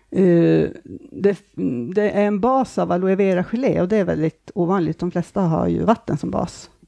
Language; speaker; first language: Swedish; native; Swedish